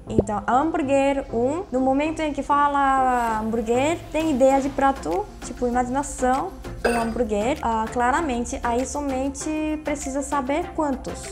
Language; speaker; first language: Portuguese; non-native, fluent; Korean